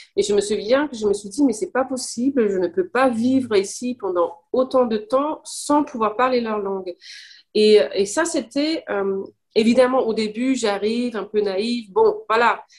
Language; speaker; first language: French; non-native, fluent; English